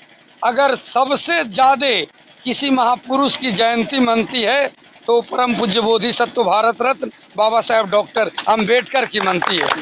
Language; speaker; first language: Hindi; native; Hindi